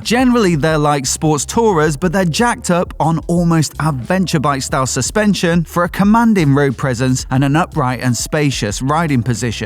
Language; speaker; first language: English; native; English